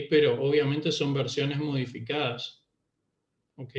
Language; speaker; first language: Spanish; native; Spanish